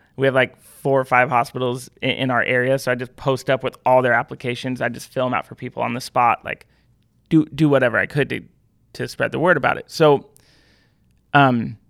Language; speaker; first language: English; native; English